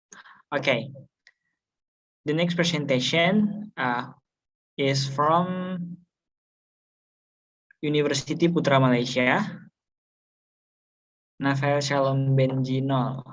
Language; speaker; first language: English; non-native, fluent; Indonesian